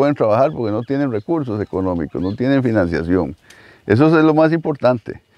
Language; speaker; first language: Spanish; native; Spanish